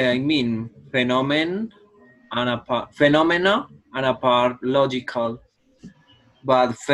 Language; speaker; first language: English; non-native, learner; Spanish